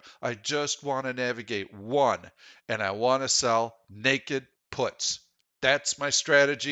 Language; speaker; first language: English; native; English